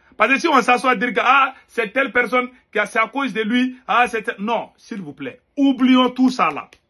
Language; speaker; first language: French; non-native, local second language; Bambara